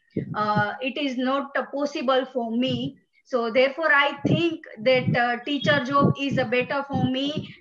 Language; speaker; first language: English; non-native, local second language; Gujarati